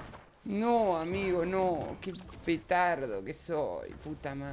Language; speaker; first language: Spanish; native; Spanish